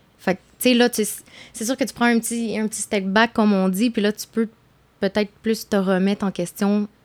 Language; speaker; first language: French; native; French